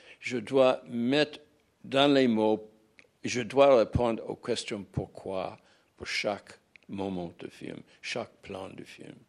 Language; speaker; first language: French; non-native, fluent; English